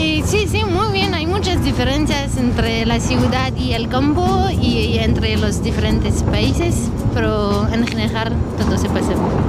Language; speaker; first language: Spanish; non-native, learner; French